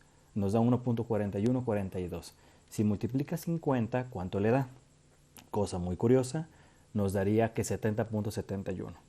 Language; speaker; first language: Spanish; native; Spanish